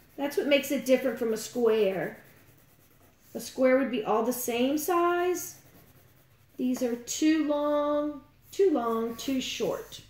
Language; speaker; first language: English; native; English